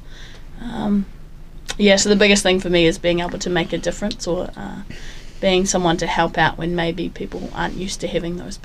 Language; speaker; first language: English; native; English